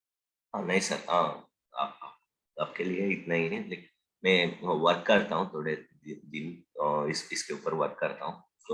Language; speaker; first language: Hindi; non-native, local second language; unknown